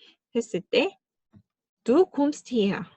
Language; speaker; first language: German; non-native, fluent; Korean